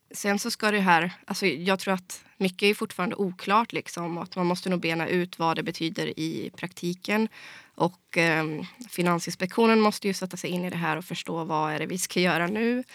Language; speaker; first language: Swedish; native; Swedish